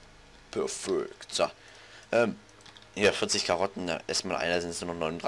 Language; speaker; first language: German; native; German